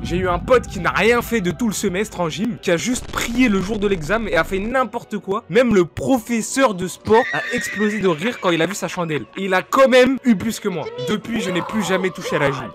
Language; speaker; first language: French; native; French